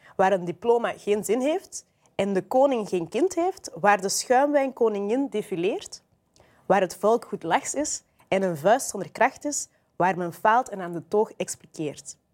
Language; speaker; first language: Dutch; native; Dutch